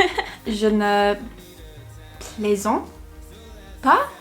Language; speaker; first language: French; non-native, learner; English